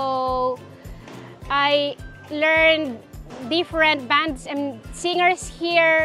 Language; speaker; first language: English; non-native, local second language; Filipino